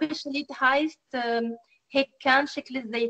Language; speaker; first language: German; non-native, fluent; Arabic